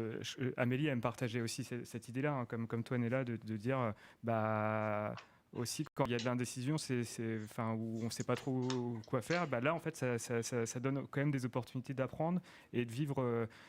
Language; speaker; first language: French; native; French